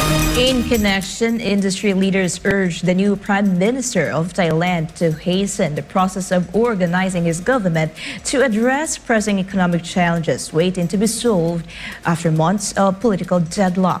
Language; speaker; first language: English; non-native, local second language; Filipino